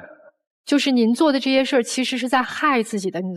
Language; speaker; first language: Chinese; native; Chinese